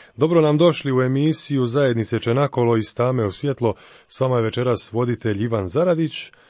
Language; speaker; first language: Croatian; native; Croatian